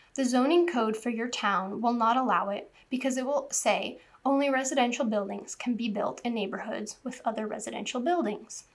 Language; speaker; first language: English; native; English